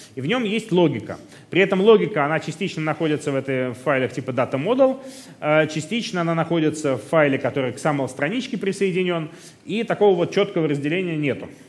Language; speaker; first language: Russian; native; Russian